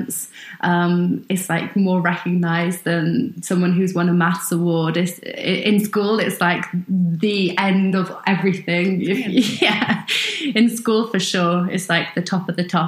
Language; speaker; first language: English; native; English